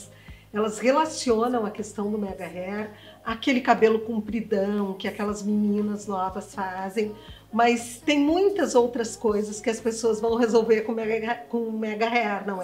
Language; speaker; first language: Portuguese; native; Portuguese